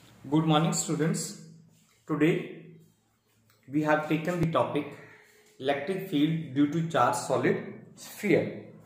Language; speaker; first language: English; non-native, local second language; Hindi